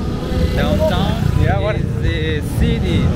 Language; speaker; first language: English; non-native, learner; Haitian Creole